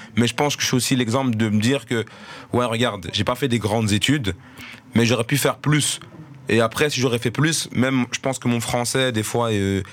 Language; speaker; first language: French; native; French